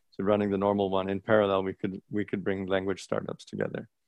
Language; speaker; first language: English; native; English